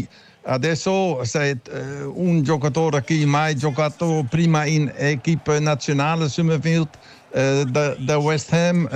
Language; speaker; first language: Italian; non-native, learner; Dutch